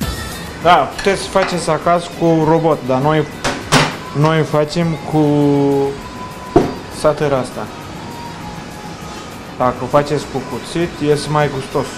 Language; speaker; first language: Romanian; non-native, learner; Turkish